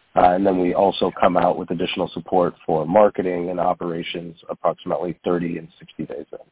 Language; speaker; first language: English; native; English